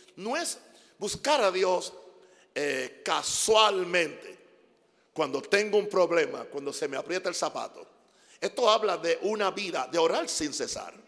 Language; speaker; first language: Spanish; non-native, fluent; English